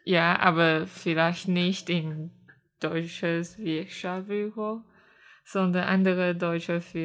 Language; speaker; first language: German; non-native, learner; Chinese